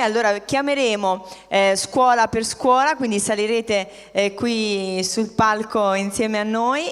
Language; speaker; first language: Italian; native; Italian